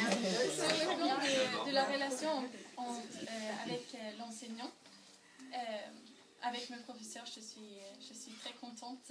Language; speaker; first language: French; non-native, learner; Norwegian